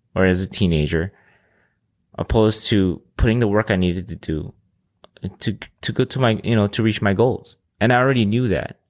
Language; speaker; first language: English; early bilingual, other home language; Filipino